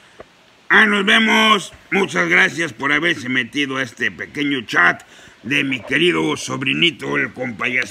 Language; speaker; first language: Spanish; native; Spanish